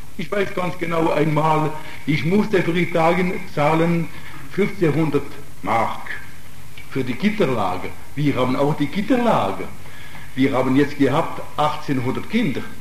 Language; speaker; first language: German; non-native, fluent; Italian